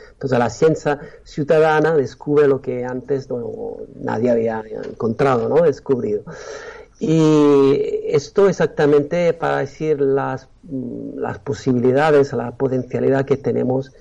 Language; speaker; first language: Spanish; non-native, fluent; Italian